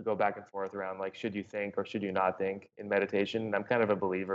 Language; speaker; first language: English; native; English